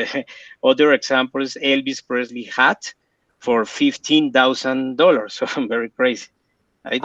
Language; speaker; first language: English; non-native, learner; Spanish